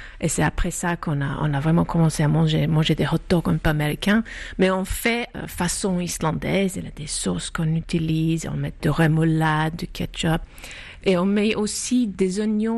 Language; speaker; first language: French; non-native, fluent; Icelandic